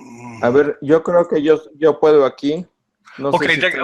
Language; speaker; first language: Spanish; native; Spanish